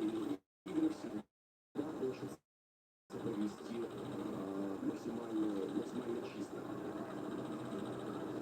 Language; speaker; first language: Russian; native; Russian